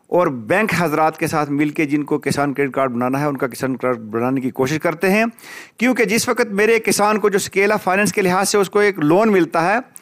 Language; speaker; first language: Urdu; non-native, local second language; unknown